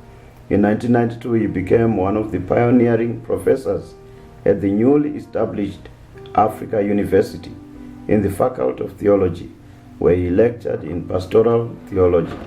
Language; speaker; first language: English; non-native, local second language; Shona